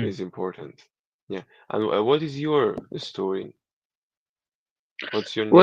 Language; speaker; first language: English; non-native, learner; Persian